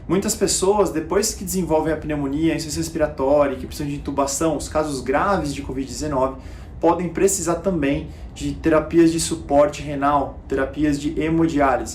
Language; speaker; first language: Portuguese; native; Portuguese